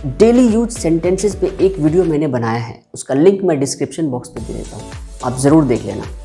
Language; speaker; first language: Hindi; native; Hindi